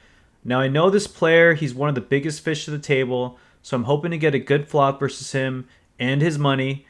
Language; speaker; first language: English; native; English